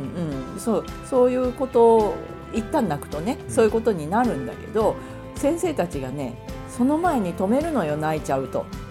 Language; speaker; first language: Japanese; native; Japanese